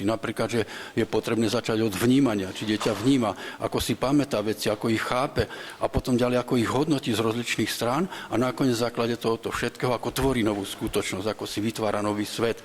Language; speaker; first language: Slovak; native; Slovak